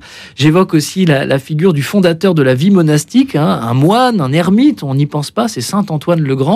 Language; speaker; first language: French; native; French